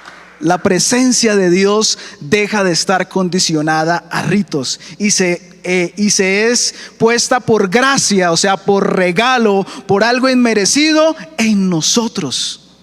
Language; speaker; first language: Spanish; native; Spanish